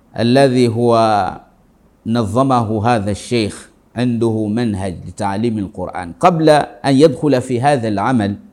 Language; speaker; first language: Arabic; non-native, fluent; Swahili